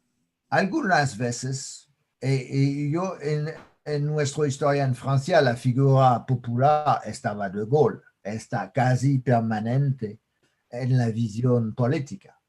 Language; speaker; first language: Spanish; non-native, fluent; French